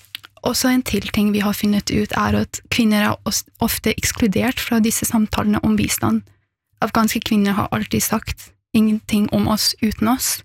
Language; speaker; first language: Norwegian; early bilingual, other home language; Persian